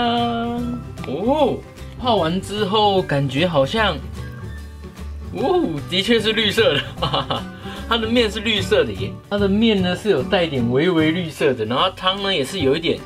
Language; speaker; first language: Chinese; native; Chinese